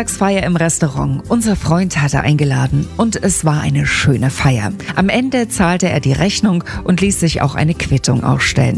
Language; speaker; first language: German; native; German